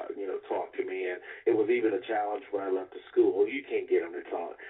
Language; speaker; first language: English; native; English